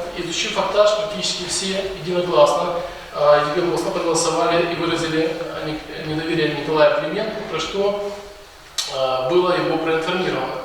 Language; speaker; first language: Russian; non-native, local second language; Ukrainian